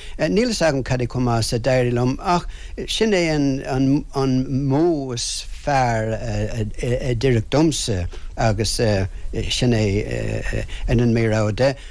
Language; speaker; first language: Irish; non-native, local second language; English